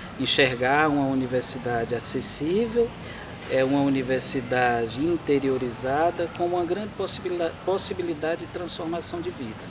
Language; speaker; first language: Portuguese; native; Portuguese